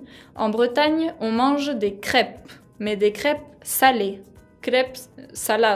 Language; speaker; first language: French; non-native, fluent; Spanish